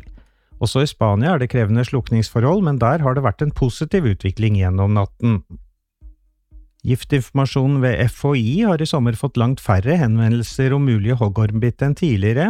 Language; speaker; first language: Norwegian; native; Norwegian